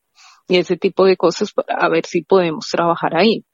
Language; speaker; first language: Spanish; native; Spanish